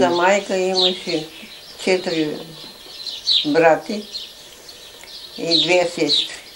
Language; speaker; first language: Bulgarian; early bilingual, heritage; Bulgarian